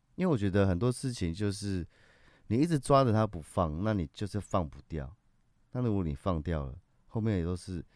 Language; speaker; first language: Chinese; native; Chinese